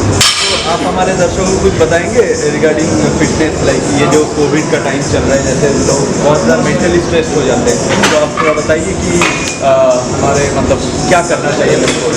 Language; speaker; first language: Hindi; native; Hindi